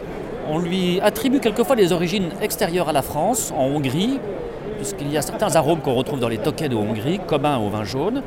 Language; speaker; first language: French; native; French